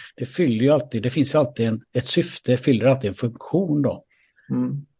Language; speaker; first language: Swedish; native; Swedish